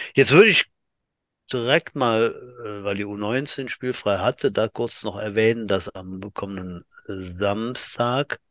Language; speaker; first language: German; native; German